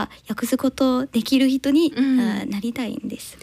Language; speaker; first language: Japanese; non-native, learner; English